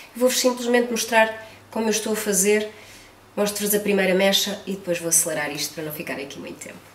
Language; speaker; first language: Portuguese; native; Portuguese